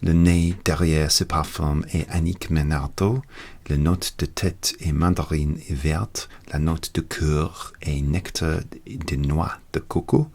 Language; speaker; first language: French; non-native, learner; English